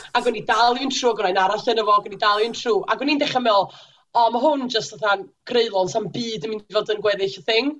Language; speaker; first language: Welsh; native; Welsh